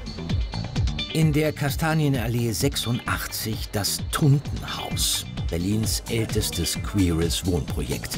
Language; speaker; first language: German; native; German